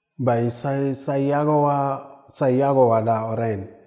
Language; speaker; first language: Basque; non-native, learner; Wolof